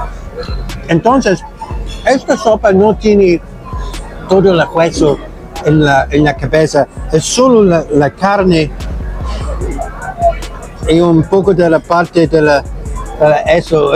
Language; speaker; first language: Spanish; non-native, learner; English